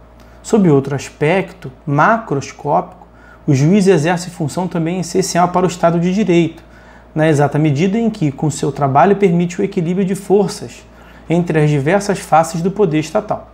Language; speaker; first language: Portuguese; native; Portuguese